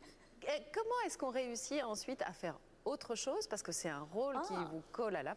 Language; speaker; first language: French; native; French